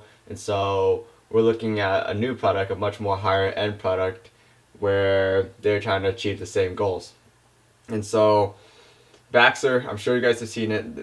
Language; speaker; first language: English; native; English